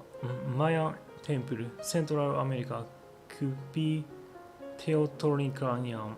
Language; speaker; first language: English; non-native, learner; Japanese